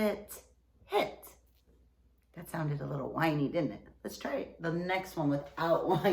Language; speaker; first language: English; native; English